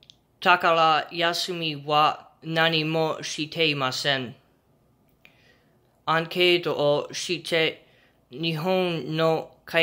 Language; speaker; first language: Japanese; non-native, learner; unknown